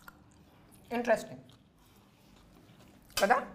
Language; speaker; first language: Telugu; non-native, local second language; Hindi